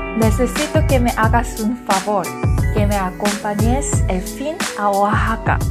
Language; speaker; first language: Spanish; non-native, learner; Korean